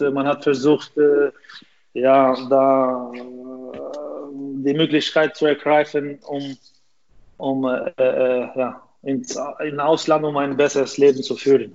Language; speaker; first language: German; non-native, fluent; Albanian